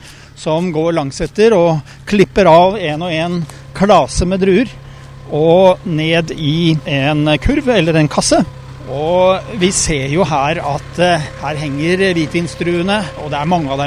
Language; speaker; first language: Norwegian; native; Norwegian